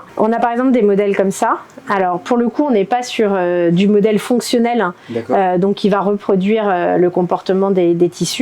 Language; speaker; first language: French; native; French